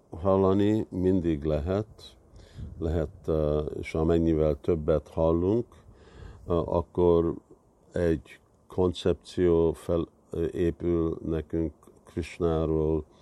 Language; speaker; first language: Hungarian; early bilingual, heritage; Hungarian